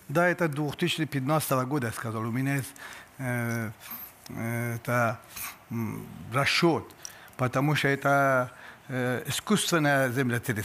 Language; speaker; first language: Russian; non-native, learner; Persian